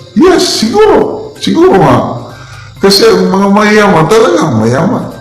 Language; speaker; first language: Filipino; non-native, local second language; Cebuano